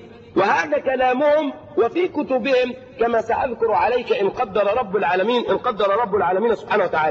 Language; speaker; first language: Arabic; native; Arabic